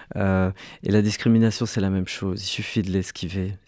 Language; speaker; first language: French; early bilingual, other home language; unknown